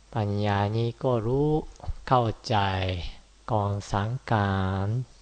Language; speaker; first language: Thai; non-native, fluent; Japanese